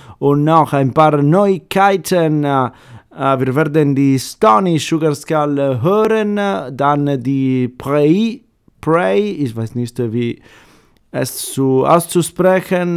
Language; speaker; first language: German; non-native, fluent; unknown